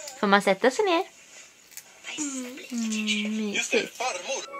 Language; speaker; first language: Swedish; native; Swedish